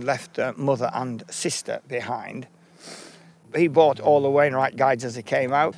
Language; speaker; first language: English; native; English